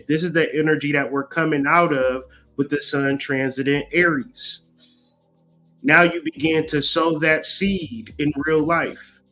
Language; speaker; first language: English; native; English